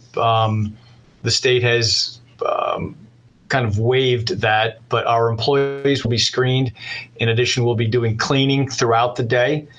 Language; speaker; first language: English; native; English